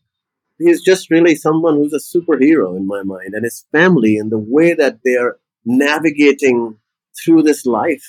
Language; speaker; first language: English; non-native, local second language; Urdu